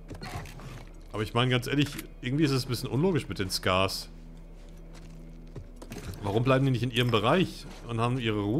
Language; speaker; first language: German; native; German